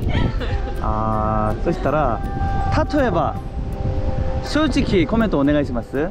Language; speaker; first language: Japanese; non-native, learner; Korean